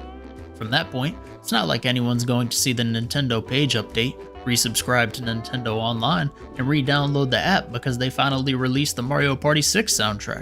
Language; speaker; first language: English; native; English